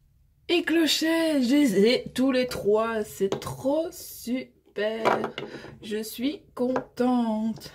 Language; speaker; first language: French; native; French